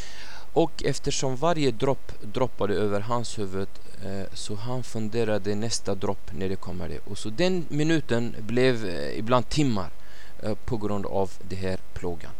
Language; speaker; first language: Swedish; non-native, fluent; Arabic